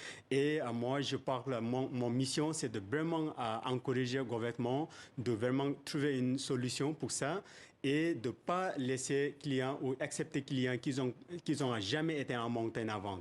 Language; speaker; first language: French; non-native, fluent; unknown